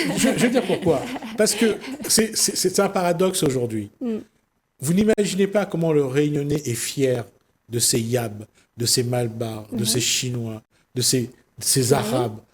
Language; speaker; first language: French; native; French